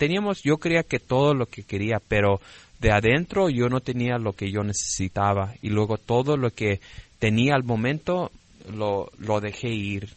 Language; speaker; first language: Spanish; early bilingual, heritage; Spanish